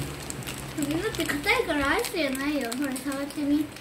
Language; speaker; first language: Japanese; early bilingual, other home language; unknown